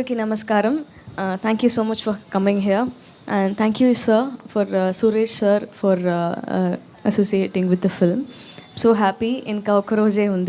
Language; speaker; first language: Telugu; non-native, learner; Tamil